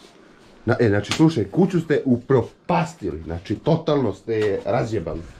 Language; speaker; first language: Serbian; native; Serbian